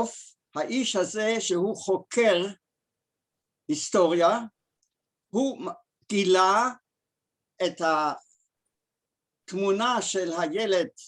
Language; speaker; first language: Hebrew; early bilingual, other home language; German